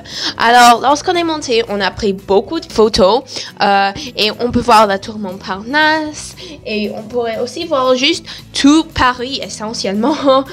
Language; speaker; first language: French; non-native, learner; English